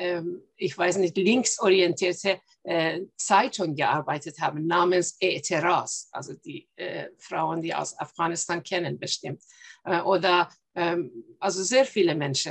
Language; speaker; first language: German; non-native, fluent; Persian